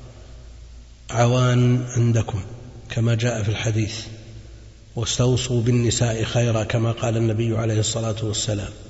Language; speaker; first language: Arabic; native; Arabic